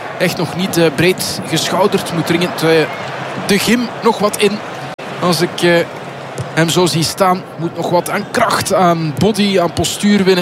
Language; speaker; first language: Dutch; native; Dutch